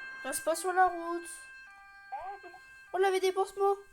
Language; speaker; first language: French; native; French